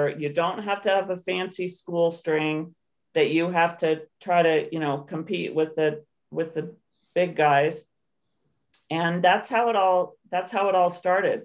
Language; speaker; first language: English; native; English